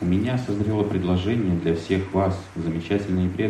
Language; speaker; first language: Russian; native; Russian